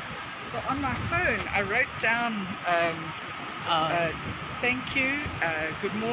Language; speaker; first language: English; non-native, local second language; Afrikaans